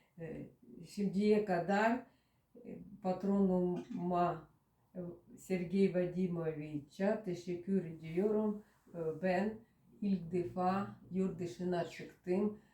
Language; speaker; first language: Turkish; non-native, learner; Russian